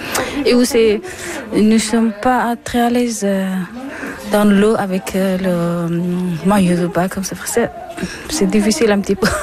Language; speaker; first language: French; non-native, learner; Persian